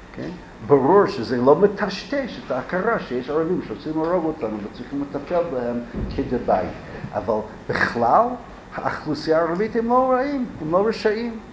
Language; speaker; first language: Hebrew; non-native, fluent; English